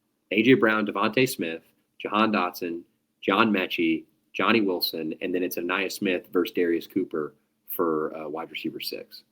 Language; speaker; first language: English; native; English